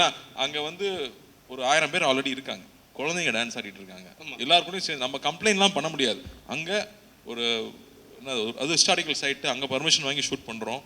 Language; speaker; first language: Tamil; native; Tamil